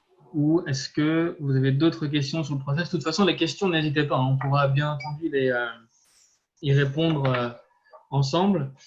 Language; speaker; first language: French; native; French